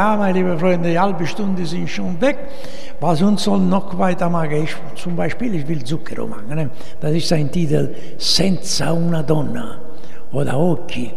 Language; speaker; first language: German; non-native, fluent; Italian